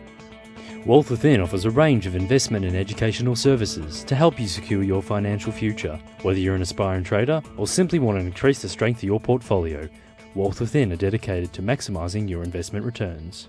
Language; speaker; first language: English; native; English